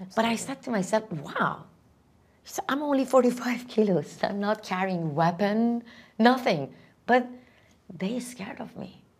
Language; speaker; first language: English; non-native, fluent; Persian